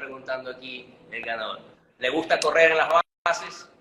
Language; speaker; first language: Spanish; native; Spanish